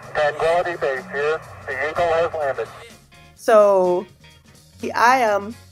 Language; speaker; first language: English; native; English